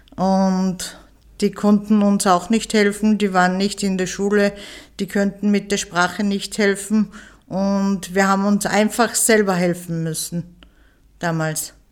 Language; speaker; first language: German; early bilingual, other home language; Turkish